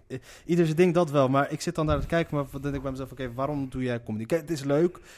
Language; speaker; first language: Dutch; early bilingual, other home language; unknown